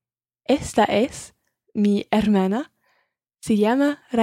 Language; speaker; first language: Spanish; non-native, learner; English